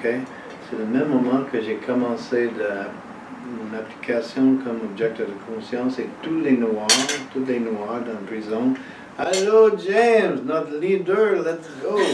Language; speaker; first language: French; non-native, learner; English